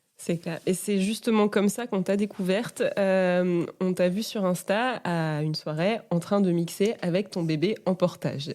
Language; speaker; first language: French; native; French